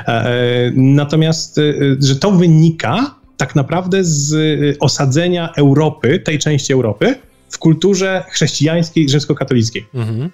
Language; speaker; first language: Polish; native; Polish